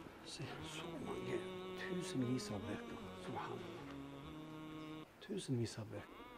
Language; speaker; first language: Norwegian; early bilingual, other home language; Urdu